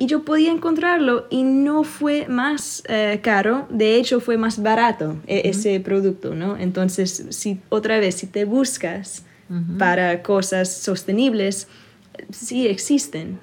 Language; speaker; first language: Spanish; early bilingual, other home language; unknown